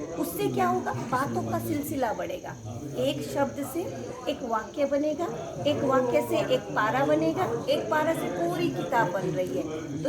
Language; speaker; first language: Hindi; non-native, local second language; Nepali